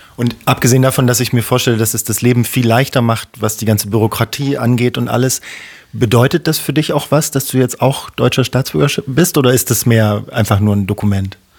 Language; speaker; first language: German; native; German